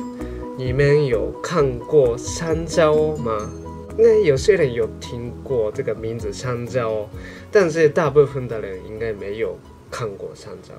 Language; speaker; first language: Chinese; non-native, learner; Japanese